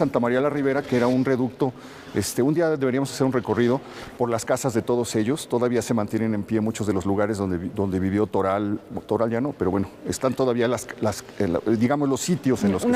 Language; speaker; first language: Spanish; native; Spanish